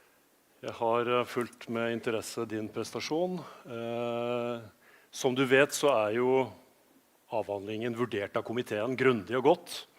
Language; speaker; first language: Danish; non-native, fluent; Norwegian